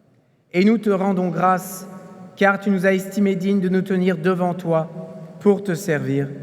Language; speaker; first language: French; native; French